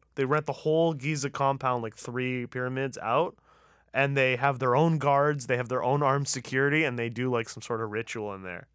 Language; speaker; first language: English; early bilingual, other home language; Persian